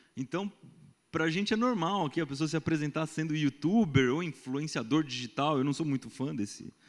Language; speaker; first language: Portuguese; native; Portuguese